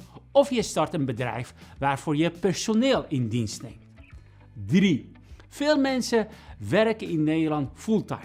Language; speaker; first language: Dutch; non-native, fluent; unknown